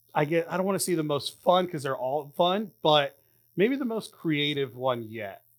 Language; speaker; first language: English; native; English